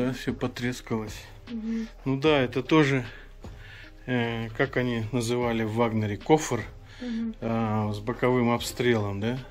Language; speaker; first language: Russian; native; Russian